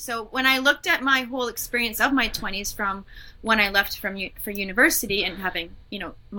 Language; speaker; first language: English; native; English